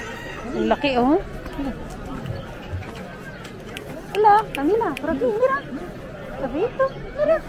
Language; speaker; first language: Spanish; non-native, learner; Filipino